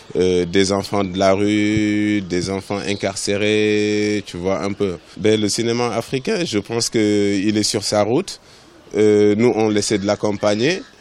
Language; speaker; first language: French; non-native, local second language; Wolof